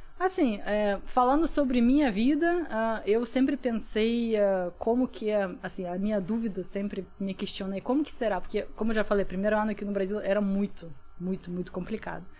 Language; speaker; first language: Portuguese; non-native, fluent; Russian